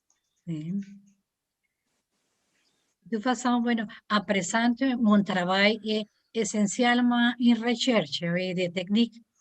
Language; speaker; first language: French; non-native, learner; Spanish